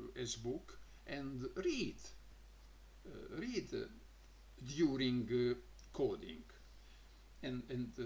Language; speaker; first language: English; non-native, learner; Croatian